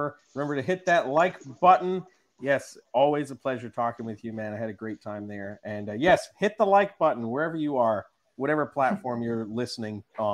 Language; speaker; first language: English; native; English